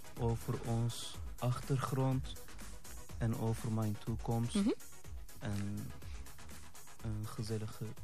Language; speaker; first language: Dutch; non-native, learner; Turkish